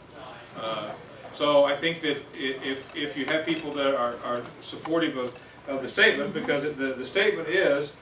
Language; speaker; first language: English; native; English